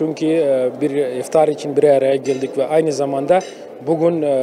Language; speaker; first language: Turkish; non-native, fluent; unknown